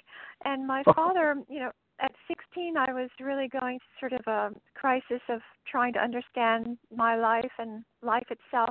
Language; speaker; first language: English; native; English